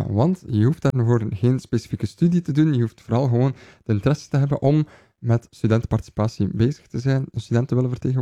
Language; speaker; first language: Dutch; native; Dutch